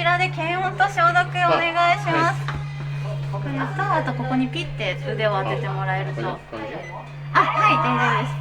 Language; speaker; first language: Japanese; native; Japanese